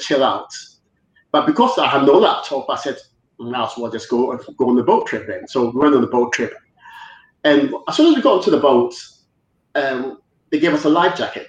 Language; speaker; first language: English; native; English